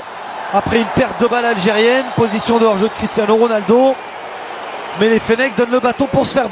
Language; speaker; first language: French; native; French